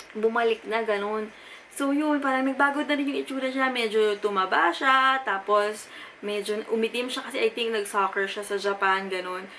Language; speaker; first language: Filipino; native; Filipino